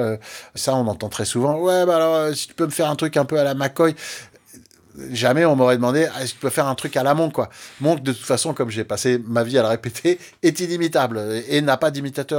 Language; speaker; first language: French; native; French